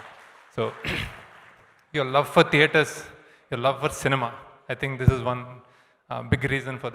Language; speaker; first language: Telugu; native; Telugu